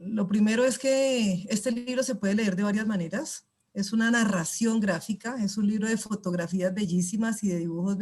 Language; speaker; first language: Spanish; native; Spanish